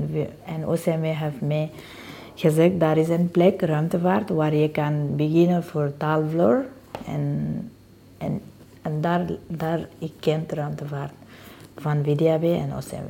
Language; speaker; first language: Dutch; non-native, learner; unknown